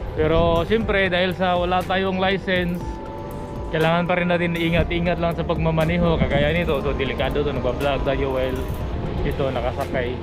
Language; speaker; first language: Filipino; non-native, local second language; Cebuano